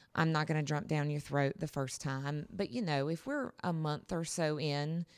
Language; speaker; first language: English; native; English